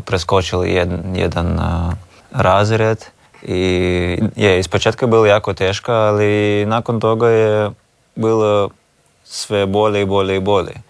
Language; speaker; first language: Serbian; non-native, learner; Russian